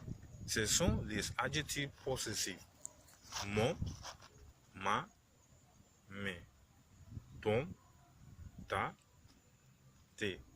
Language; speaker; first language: French; non-native, learner; Spanish